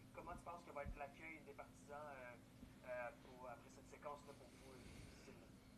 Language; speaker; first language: French; native; French